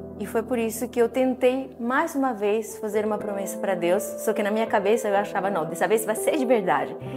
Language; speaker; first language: Portuguese; non-native, fluent; Spanish